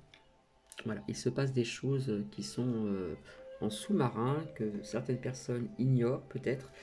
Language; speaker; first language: French; native; French